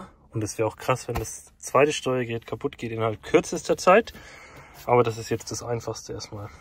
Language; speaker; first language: German; native; German